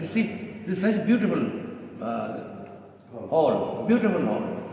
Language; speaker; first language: English; non-native, local second language; Bangla